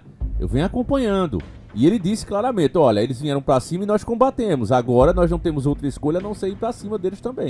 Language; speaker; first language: Portuguese; native; Portuguese